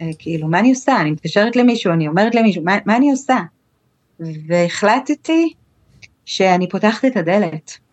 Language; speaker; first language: Hebrew; native; Hebrew